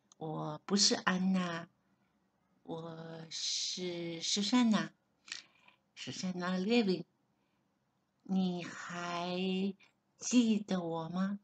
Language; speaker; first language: Chinese; non-native, learner; Hebrew